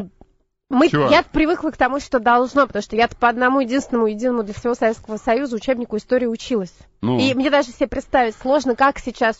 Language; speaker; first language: Russian; native; Russian